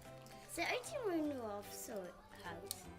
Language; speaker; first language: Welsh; non-native, local second language; English